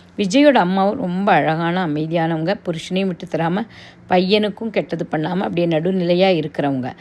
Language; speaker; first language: Tamil; non-native, local second language; Telugu